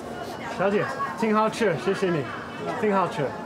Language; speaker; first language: Chinese; non-native, learner; English